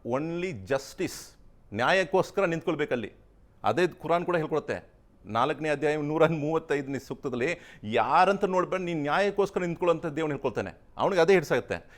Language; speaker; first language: Kannada; non-native, local second language; Tamil